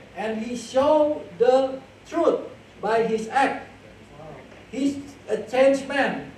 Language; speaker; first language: English; non-native, fluent; Indonesian